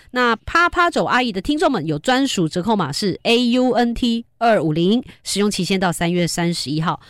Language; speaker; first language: Chinese; native; Chinese